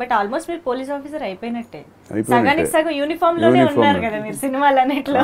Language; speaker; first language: Telugu; native; Telugu